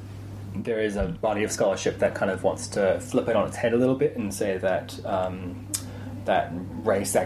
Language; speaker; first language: English; native; English